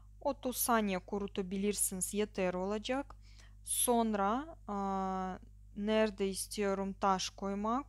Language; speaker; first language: Turkish; non-native, learner; Russian